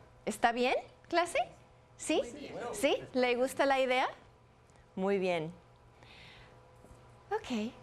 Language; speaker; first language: Spanish; non-native, fluent; English